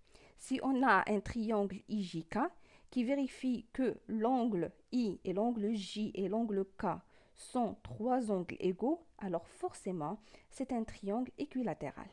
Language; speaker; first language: French; non-native, local second language; Arabic